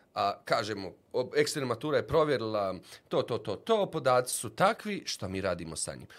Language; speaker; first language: Bosnian; native; Bosnian